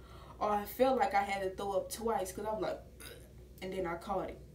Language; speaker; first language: English; native; English